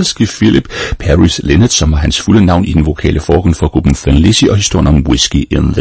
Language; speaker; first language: Danish; native; Danish